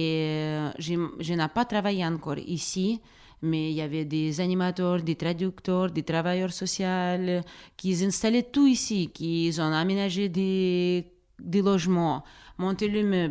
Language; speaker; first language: French; non-native, fluent; Russian